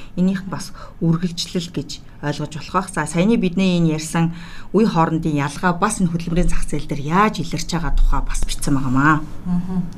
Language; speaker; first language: Mongolian; native; Mongolian